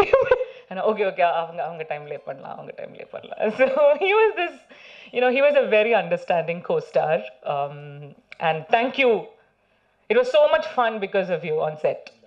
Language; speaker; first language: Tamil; non-native, learner; Malayalam